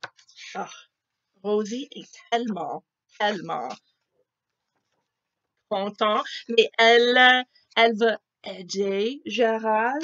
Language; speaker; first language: French; non-native, fluent; English